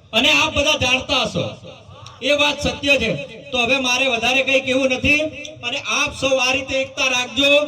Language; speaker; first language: Gujarati; non-native, local second language; Rathawi